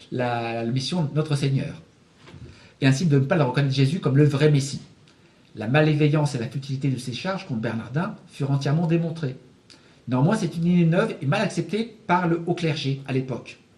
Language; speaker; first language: French; native; French